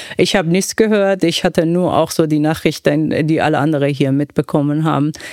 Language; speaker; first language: German; non-native, fluent; Persian